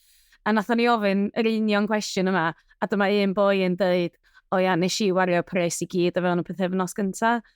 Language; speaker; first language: Welsh; native; Welsh